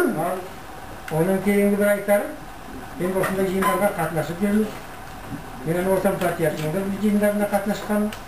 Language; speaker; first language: Kazakh; native; Kazakh